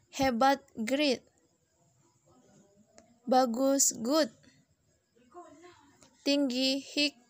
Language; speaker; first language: Indonesian; native; Indonesian